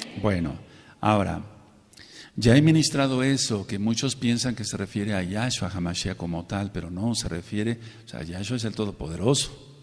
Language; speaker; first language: Spanish; native; Spanish